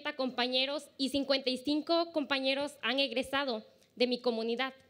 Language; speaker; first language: Spanish; early bilingual, heritage; Spanish